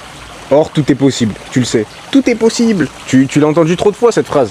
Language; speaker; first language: French; native; French